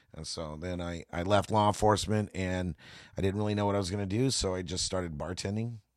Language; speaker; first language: English; native; English